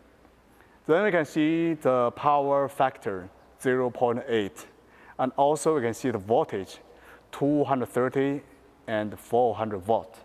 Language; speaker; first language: English; non-native, fluent; Chinese